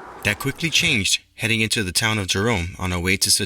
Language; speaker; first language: English; native; English